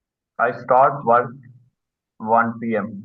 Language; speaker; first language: English; non-native, learner; Urdu